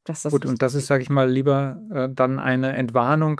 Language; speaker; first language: German; native; German